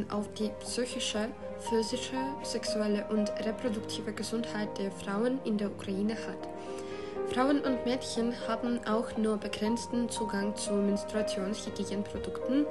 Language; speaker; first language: German; non-native, learner; Ukrainian